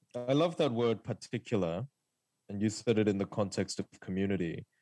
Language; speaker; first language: English; early bilingual, other home language; Korean